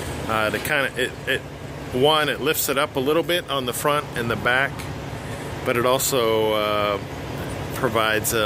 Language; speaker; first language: English; native; English